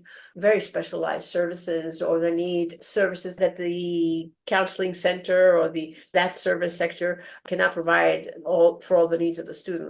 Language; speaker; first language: English; non-native, fluent; Greek